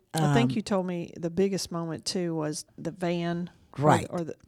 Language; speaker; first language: English; native; English